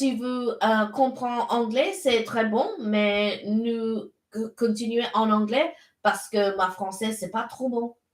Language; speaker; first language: French; non-native, learner; English